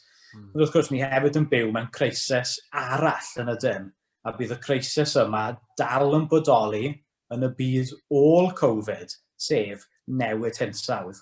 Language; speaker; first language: Welsh; native; Welsh